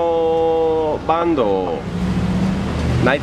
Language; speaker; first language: Japanese; non-native, learner; English